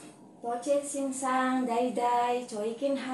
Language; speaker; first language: Cantonese; non-native, learner; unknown